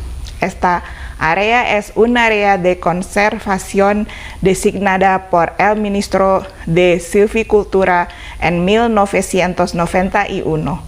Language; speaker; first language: Spanish; non-native, fluent; Indonesian